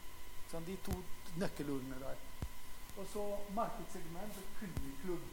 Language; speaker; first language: Norwegian; non-native, fluent; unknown